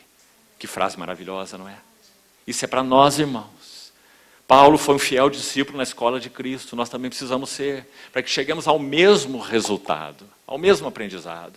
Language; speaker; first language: Portuguese; native; Portuguese